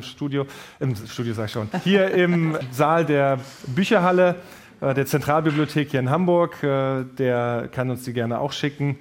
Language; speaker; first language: German; native; German